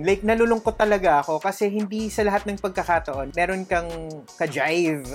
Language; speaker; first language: Filipino; native; Filipino